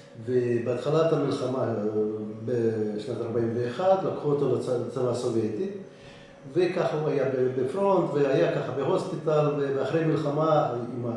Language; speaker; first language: Hebrew; non-native, fluent; Russian